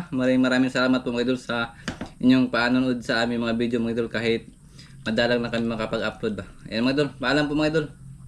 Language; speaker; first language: Filipino; native; Filipino